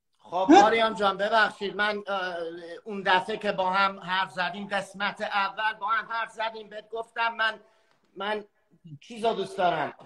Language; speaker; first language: Persian; early bilingual, heritage; Persian